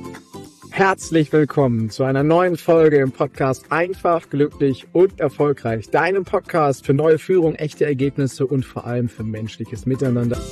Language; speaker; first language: German; native; German